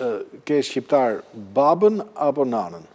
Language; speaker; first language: Albanian; native; Albanian